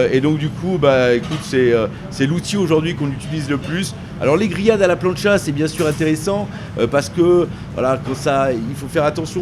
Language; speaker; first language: French; native; French